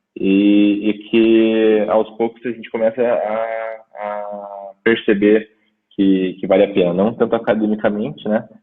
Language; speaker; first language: Portuguese; native; Portuguese